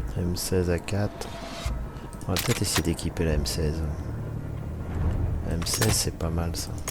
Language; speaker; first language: French; native; French